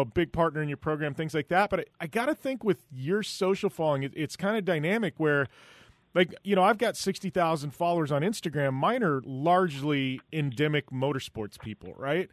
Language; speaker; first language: English; native; English